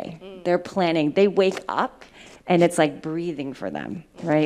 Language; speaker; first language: English; early bilingual, other home language; Vietnamese